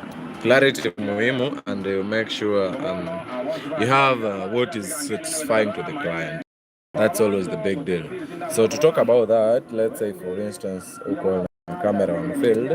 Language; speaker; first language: English; non-native, local second language; Swahili